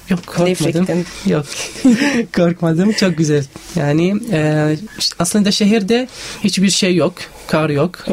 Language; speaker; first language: Turkish; non-native, learner; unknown